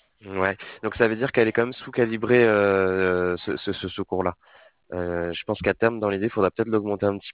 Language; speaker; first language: French; native; French